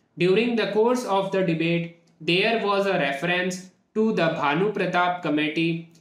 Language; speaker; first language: English; non-native, local second language; Hindi